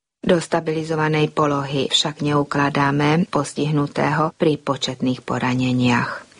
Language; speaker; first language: Slovak; early bilingual, heritage; Slovak